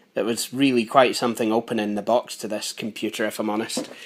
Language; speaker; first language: English; native; English